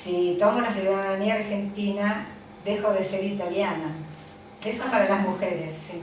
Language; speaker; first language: Spanish; early bilingual, other home language; Italian